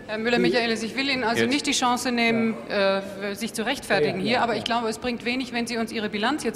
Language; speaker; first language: German; native; German